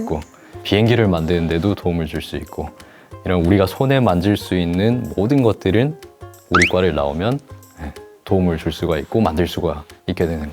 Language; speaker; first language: Korean; native; Korean